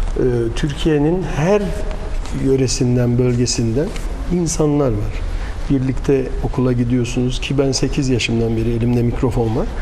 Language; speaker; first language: Turkish; early bilingual, heritage; Turkish